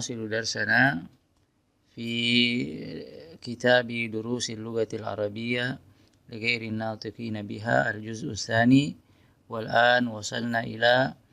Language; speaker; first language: Arabic; non-native, fluent; Indonesian